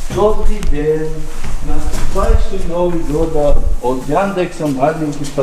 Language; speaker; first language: Russian; non-native, learner; Tajik